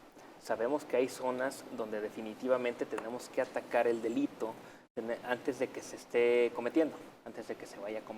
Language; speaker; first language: Spanish; native; Spanish